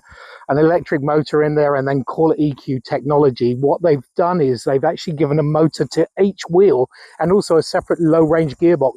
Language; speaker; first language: English; native; English